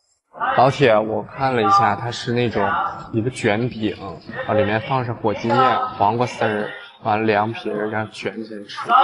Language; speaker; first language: Chinese; native; Chinese